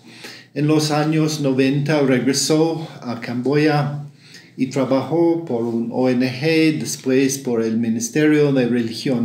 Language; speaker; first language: Spanish; non-native, fluent; English